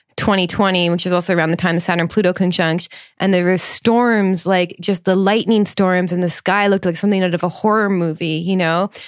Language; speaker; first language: English; native; English